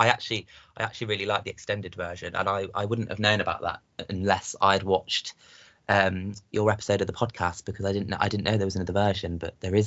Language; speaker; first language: English; native; English